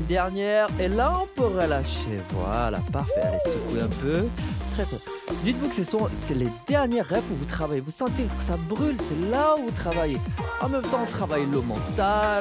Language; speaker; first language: French; native; French